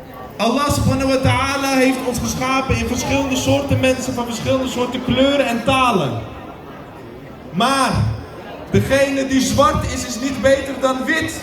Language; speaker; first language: Dutch; early bilingual, other home language; Indonesian